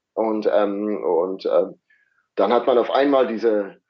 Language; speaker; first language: German; non-native, fluent; Afrikaans